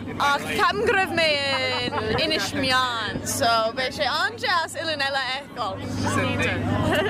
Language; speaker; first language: Irish; non-native, learner; English